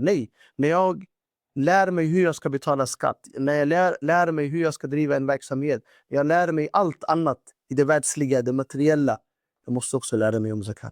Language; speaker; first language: Swedish; non-native, fluent; Urdu